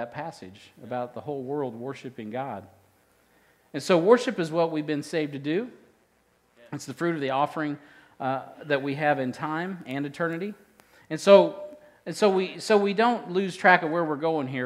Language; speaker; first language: English; native; English